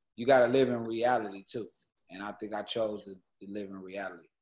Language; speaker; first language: English; native; English